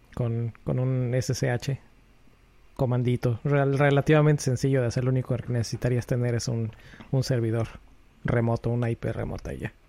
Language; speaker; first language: Spanish; native; Spanish